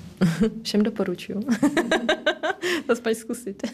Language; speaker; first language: Czech; early bilingual, heritage; Czech